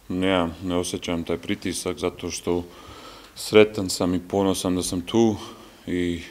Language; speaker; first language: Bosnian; early bilingual, heritage; Bosnian